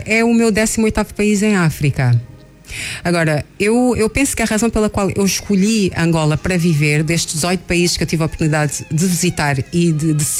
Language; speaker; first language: Portuguese; non-native, local second language; Kabuverdianu